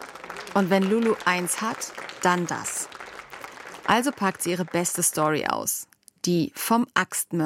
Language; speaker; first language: German; native; German